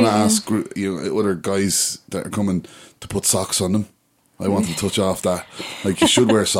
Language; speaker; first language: English; native; English